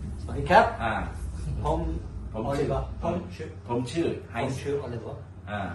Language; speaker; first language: Thai; non-native, learner; German